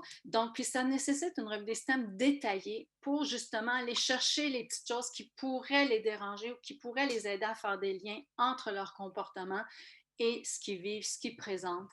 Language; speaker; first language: French; native; French